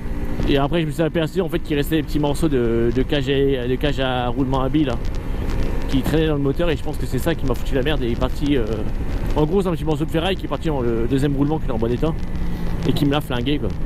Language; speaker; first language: French; native; French